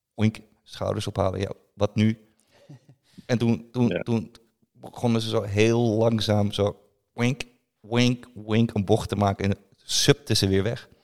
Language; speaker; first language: Dutch; native; Dutch